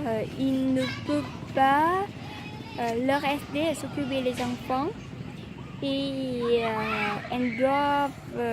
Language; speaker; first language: French; non-native, learner; Vietnamese